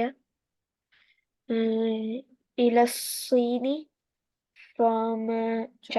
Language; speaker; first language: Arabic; non-native, learner; Urdu